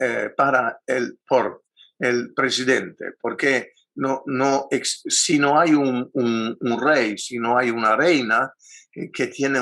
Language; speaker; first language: Spanish; non-native, fluent; Italian